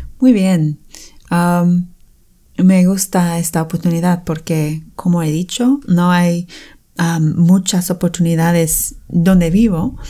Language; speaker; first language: Spanish; non-native, fluent; English